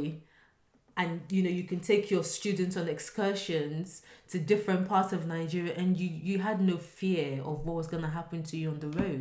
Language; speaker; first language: English; non-native, local second language; Yoruba